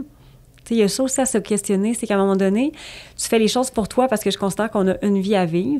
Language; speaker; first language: French; native; French